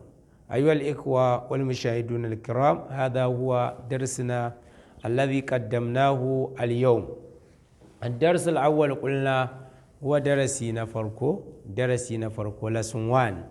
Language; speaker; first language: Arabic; non-native, fluent; Hausa